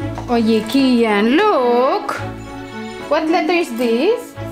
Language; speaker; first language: English; non-native, local second language; Filipino